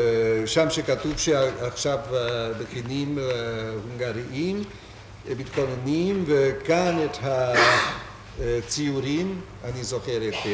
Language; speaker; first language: Hebrew; non-native, fluent; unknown